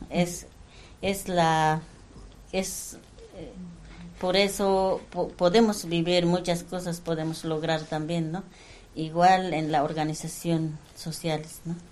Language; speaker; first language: Spanish; non-native, local second language; Aymara